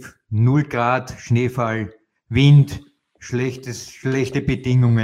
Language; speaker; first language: German; native; German